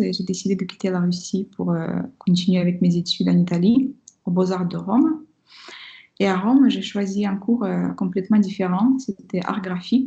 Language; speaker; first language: French; non-native, fluent; Russian